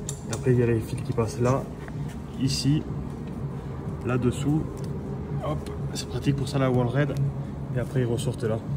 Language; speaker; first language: French; native; French